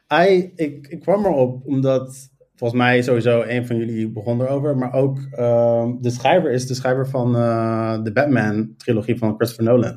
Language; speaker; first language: Dutch; native; Dutch